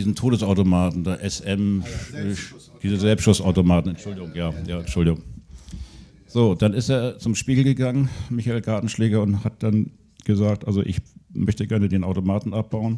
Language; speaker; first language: German; native; German